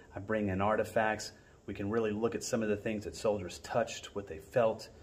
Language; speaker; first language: English; native; English